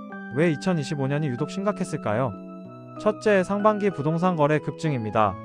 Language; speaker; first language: Korean; native; Korean